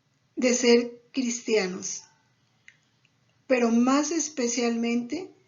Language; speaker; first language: Spanish; native; Spanish